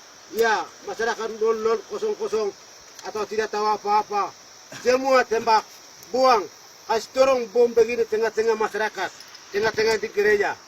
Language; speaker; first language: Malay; non-native, local second language; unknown